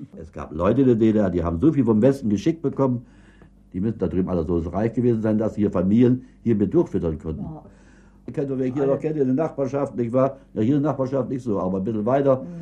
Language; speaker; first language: German; native; German